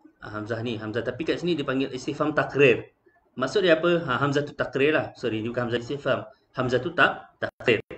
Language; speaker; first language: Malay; native; Malay